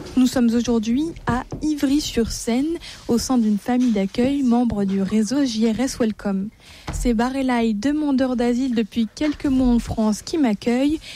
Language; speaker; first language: French; native; French